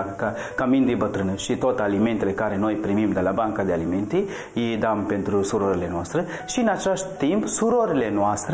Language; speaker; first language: Romanian; non-native, learner; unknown